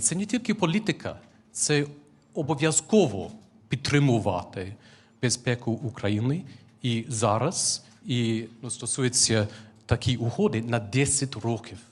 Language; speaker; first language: Ukrainian; non-native, fluent; English